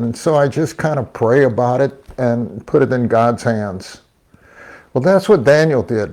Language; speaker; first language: English; native; English